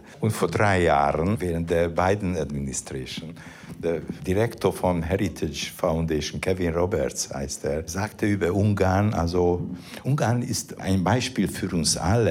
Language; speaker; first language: German; non-native, fluent; Hungarian